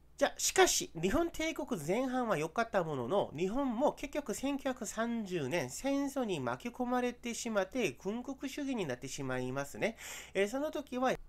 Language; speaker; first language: Japanese; non-native, fluent; Korean